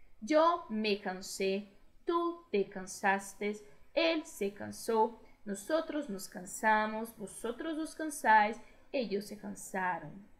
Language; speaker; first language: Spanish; non-native, fluent; Portuguese